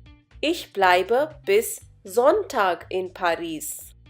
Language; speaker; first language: German; non-native, fluent; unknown